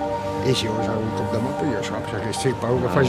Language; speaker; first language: Catalan; non-native, local second language; Spanish